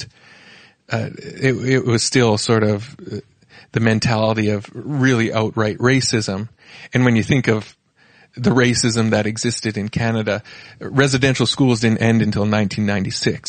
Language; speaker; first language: English; native; English